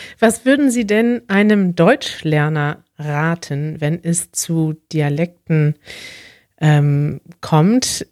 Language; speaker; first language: German; native; German